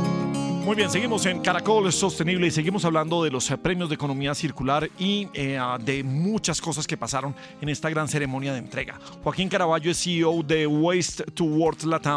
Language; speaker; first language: Spanish; native; Spanish